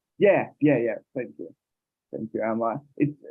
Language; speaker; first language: English; non-native, learner; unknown